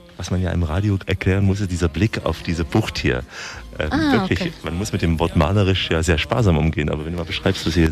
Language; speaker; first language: German; native; German